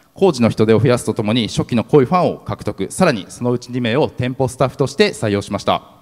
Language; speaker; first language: Japanese; native; Japanese